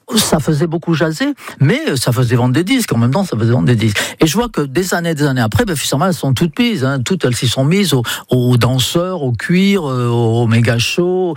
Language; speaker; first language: French; non-native, fluent; English